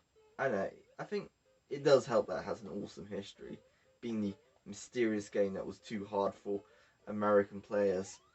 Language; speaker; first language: English; native; English